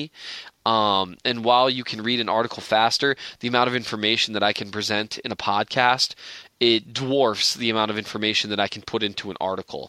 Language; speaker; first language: English; native; English